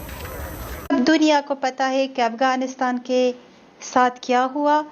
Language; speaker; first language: Hindi; non-native, fluent; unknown